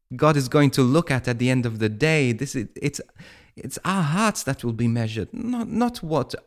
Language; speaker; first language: English; non-native, fluent; Maltese